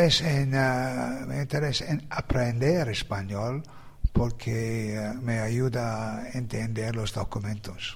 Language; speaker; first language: Spanish; non-native, learner; English